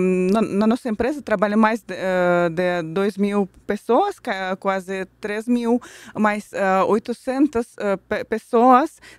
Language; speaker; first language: Portuguese; non-native, fluent; Russian